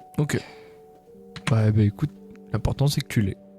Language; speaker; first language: French; native; French